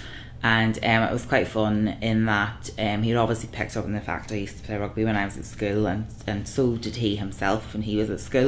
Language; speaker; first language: English; native; English